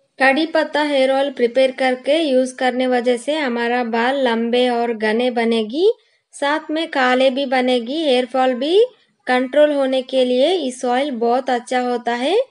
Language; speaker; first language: Hindi; non-native, local second language; Kannada